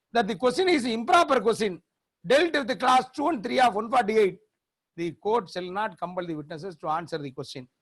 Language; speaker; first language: English; non-native, local second language; Tamil